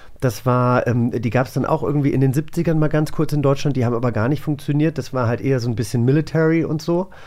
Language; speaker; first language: German; native; German